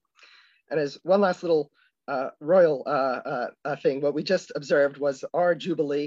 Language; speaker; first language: English; native; English